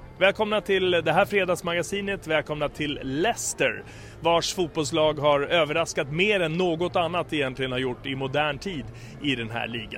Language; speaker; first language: Swedish; native; Swedish